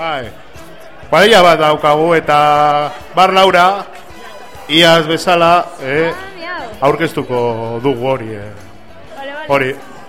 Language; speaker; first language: Basque; non-native, local second language; Spanish